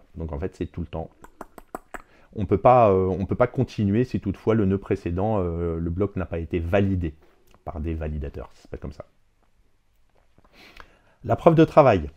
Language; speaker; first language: French; native; French